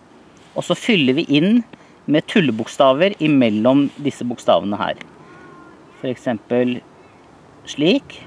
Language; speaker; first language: Norwegian; native; Norwegian